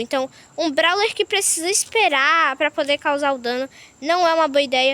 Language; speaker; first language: Portuguese; native; Portuguese